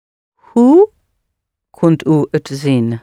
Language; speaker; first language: Dutch; non-native, learner; English